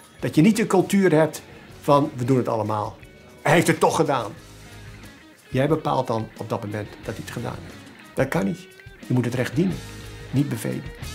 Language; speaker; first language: Dutch; native; Dutch